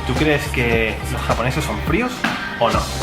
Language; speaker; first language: Spanish; native; Spanish